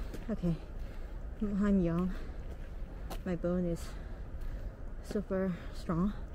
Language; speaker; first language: English; non-native, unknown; Korean